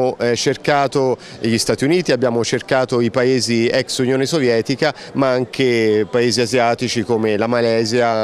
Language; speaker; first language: Italian; native; Italian